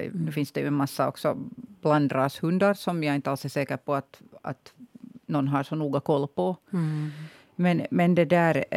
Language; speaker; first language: Swedish; native; Swedish